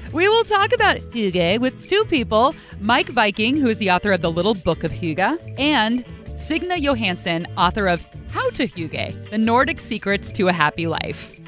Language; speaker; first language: English; native; English